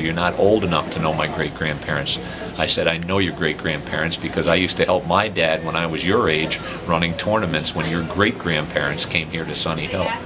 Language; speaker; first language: English; native; English